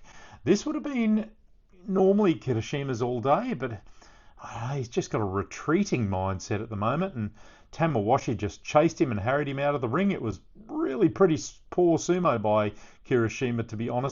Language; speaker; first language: English; native; English